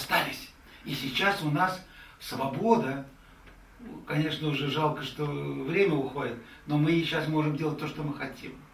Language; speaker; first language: Russian; native; Russian